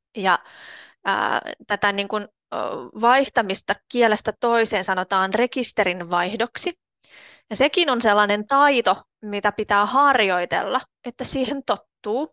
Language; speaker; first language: Finnish; non-native, fluent; Russian